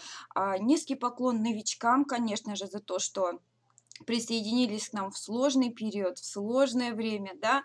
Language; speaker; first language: Russian; native; Russian